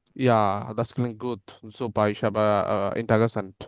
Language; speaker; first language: German; non-native, learner; Bangla